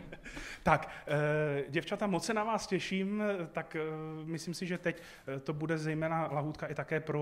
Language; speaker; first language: Czech; native; Czech